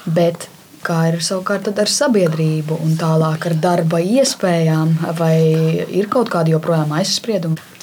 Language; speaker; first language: Latvian; native; Latvian